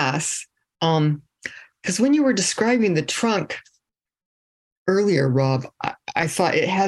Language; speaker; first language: English; native; English